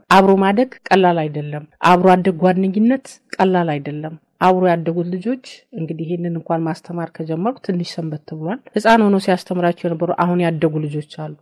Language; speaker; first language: Amharic; native; Amharic